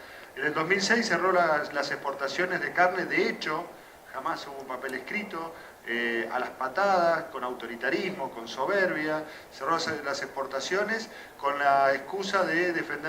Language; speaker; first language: Spanish; native; Spanish